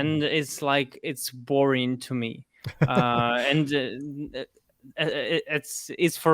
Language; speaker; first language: English; non-native, fluent; Russian